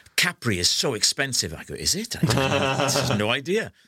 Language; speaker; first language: English; native; English